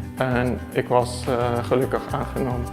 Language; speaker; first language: Dutch; non-native, fluent; Arabic